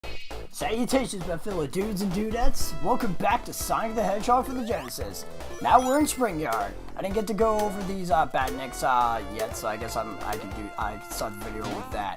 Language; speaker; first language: English; native; English